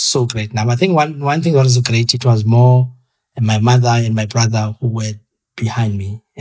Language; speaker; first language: English; non-native, local second language; Xhosa